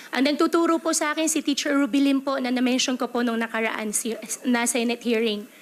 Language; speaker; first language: Filipino; native; Filipino